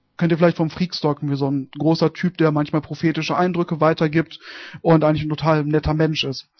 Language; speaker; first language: German; native; German